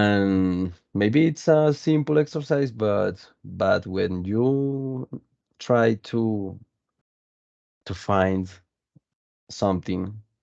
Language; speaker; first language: English; non-native, fluent; Spanish